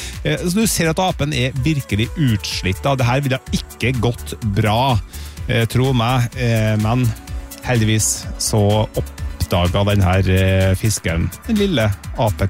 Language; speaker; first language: Norwegian; native; Norwegian